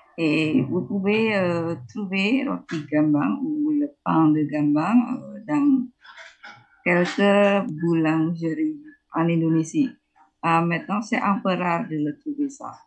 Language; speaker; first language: French; non-native, fluent; Indonesian